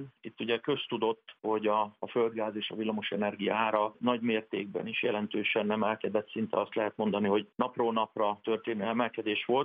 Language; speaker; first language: Hungarian; native; Hungarian